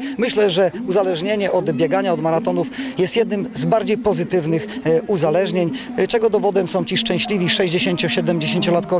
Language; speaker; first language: Polish; native; Polish